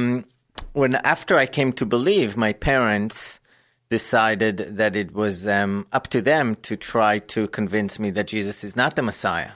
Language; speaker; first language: English; non-native, fluent; Hebrew